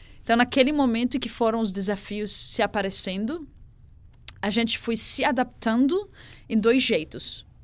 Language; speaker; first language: Portuguese; non-native, fluent; Arabic